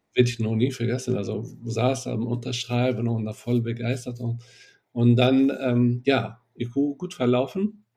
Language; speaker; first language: German; non-native, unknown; Arabic